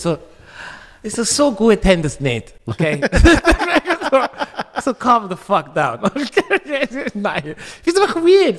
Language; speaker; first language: German; non-native, fluent; Lingala